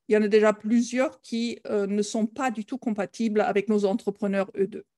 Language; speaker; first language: French; non-native, fluent; German